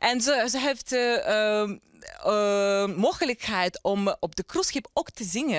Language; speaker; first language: Dutch; non-native, learner; Ukrainian